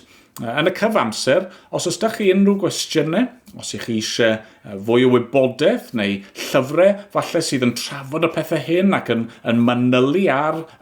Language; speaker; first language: Welsh; native; Welsh